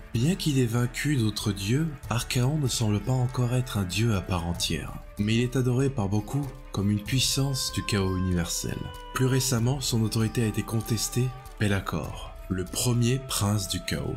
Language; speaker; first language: French; native; French